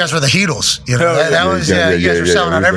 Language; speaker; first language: English; native; English